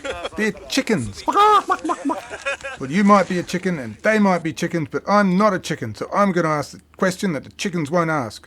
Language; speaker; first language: English; native; English